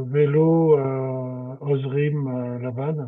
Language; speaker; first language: Hebrew; non-native, learner; French